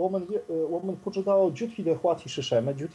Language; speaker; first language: Chinese; non-native, fluent; Polish